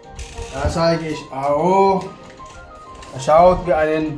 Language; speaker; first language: German; non-native, learner; Amharic